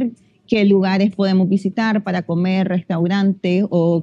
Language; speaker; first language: Spanish; native; Spanish